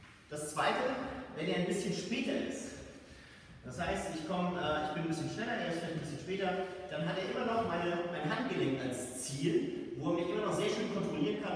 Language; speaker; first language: German; native; German